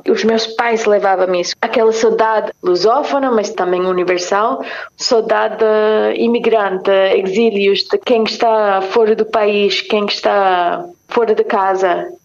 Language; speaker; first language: Portuguese; non-native, fluent; English